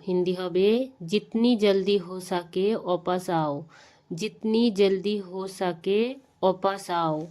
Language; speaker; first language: Hindi; non-native, fluent; Bangla